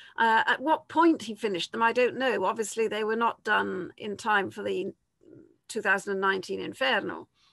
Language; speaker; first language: English; native; English